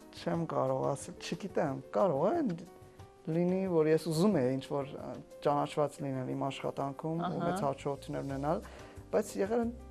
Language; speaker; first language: Armenian; early bilingual, heritage; Armenian